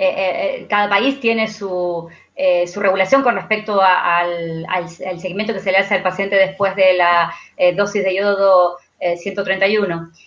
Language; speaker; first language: Spanish; native; Spanish